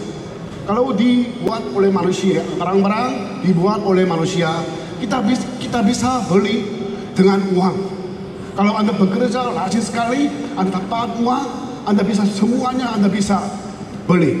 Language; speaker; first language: Indonesian; non-native, learner; Korean